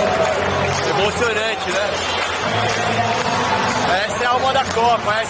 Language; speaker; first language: Portuguese; native; Portuguese